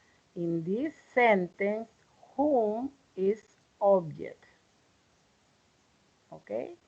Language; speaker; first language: English; non-native, learner; Spanish